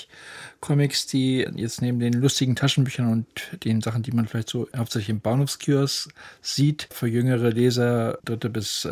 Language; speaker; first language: German; native; German